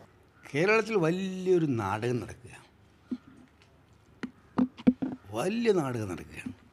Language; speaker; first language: Malayalam; native; Malayalam